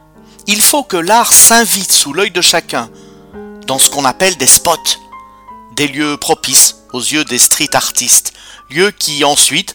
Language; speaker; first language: French; native; French